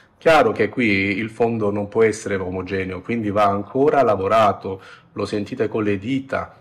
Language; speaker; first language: Italian; native; Italian